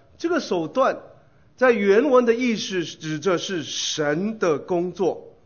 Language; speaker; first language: Chinese; native; Chinese